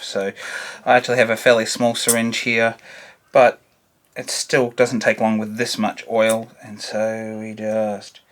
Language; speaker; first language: English; native; English